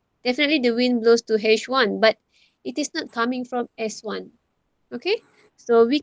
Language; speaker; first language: English; non-native, local second language; Malay